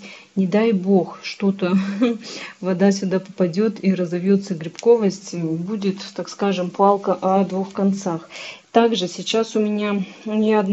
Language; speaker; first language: Russian; native; Russian